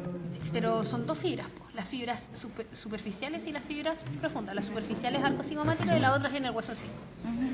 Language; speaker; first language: Spanish; native; Spanish